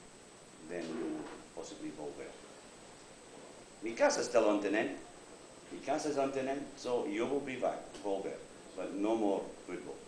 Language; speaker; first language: English; non-native, learner; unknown